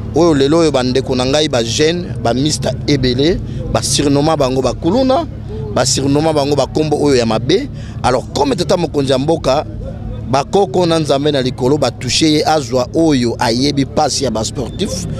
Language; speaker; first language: Lingala; non-native, local second language; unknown